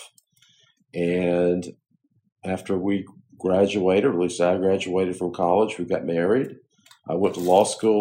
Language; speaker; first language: English; native; English